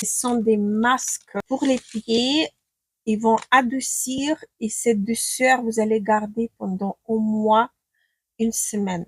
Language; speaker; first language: French; non-native, fluent; Ukrainian